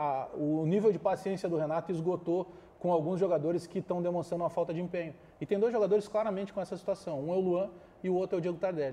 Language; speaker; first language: Portuguese; native; Portuguese